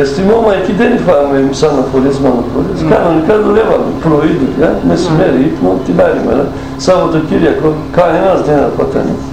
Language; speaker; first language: Greek; non-native, local second language; Turkish